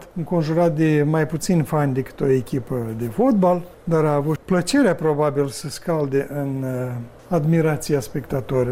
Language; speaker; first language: Romanian; native; Romanian